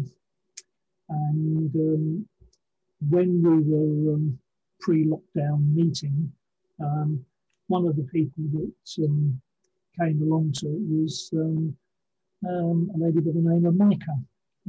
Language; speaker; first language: English; native; English